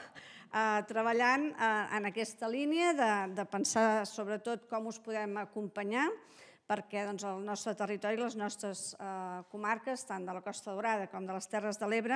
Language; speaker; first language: Catalan; native; Catalan